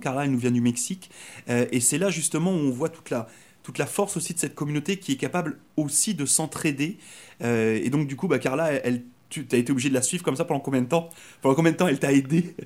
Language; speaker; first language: French; native; French